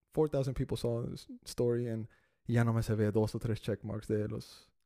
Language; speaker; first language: Spanish; early bilingual, heritage; Spanish